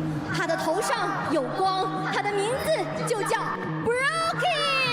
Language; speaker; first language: Chinese; native; Chinese